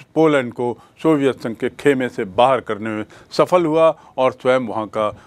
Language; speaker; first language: Hindi; native; Hindi